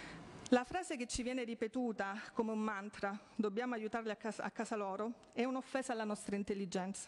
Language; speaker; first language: Italian; native; Italian